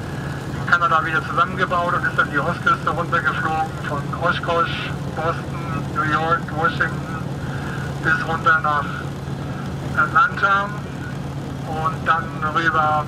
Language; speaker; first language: German; native; German